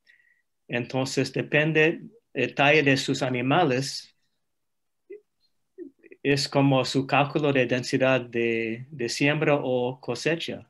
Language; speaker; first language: Spanish; non-native, fluent; English